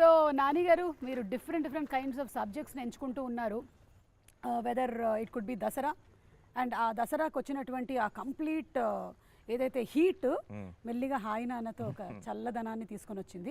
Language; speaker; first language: Telugu; native; Telugu